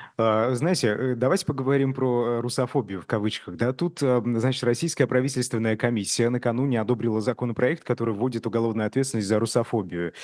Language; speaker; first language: Russian; native; Russian